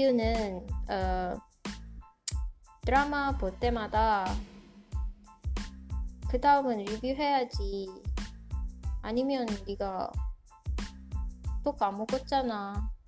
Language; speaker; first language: Korean; non-native, learner; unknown